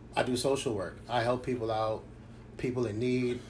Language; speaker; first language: English; native; English